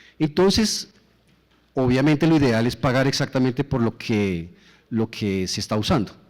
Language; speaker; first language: Spanish; native; Spanish